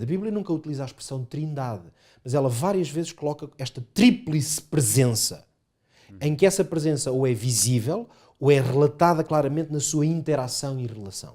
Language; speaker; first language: Portuguese; native; Portuguese